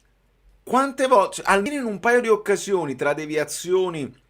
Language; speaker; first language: Italian; native; Italian